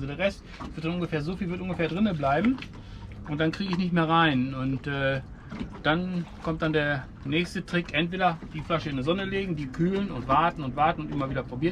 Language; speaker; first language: German; native; German